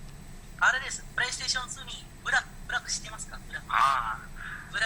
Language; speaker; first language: Japanese; non-native, learner; Indonesian